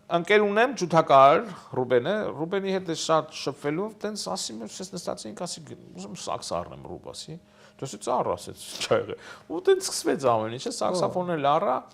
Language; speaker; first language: Armenian; native; Armenian